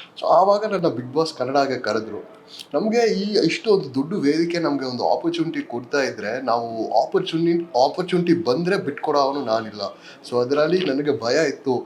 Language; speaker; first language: Kannada; non-native, local second language; English